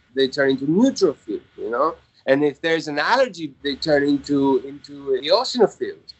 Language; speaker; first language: English; non-native, fluent; Spanish